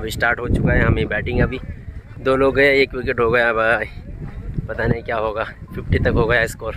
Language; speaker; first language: Hindi; native; Hindi